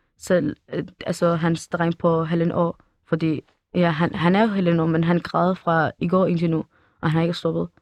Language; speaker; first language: Danish; early bilingual, other home language; Kurdish